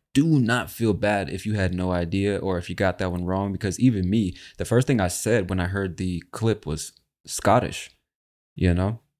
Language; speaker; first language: English; native; English